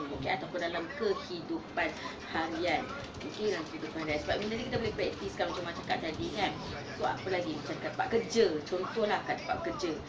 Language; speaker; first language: Malay; native; Malay